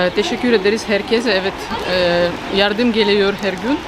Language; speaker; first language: Turkish; non-native, learner; Ukrainian